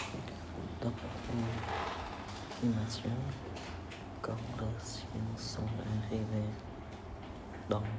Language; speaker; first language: French; non-native, learner; Vietnamese